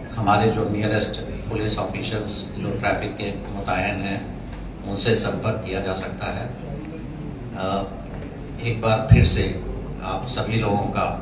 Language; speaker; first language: Hindi; non-native, local second language; Bangla